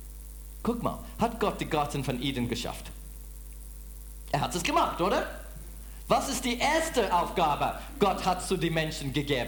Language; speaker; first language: German; non-native, fluent; English